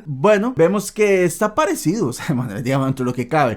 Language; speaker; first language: Spanish; native; Spanish